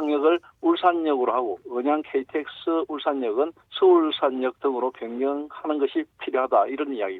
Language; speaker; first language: Korean; native; Korean